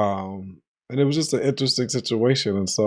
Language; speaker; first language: English; native; English